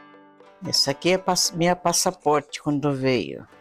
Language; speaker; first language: Portuguese; non-native, fluent; Japanese